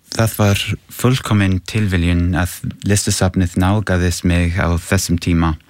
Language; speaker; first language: Icelandic; non-native, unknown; English